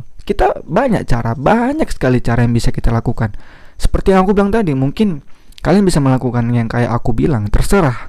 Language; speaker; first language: Indonesian; native; Indonesian